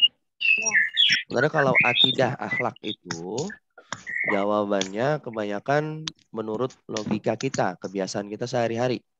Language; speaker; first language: Indonesian; native; Indonesian